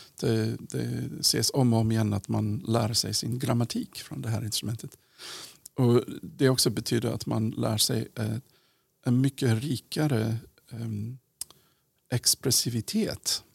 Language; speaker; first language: Swedish; non-native, fluent; English